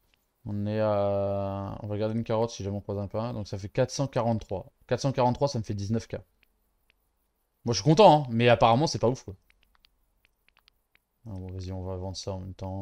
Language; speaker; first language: French; native; French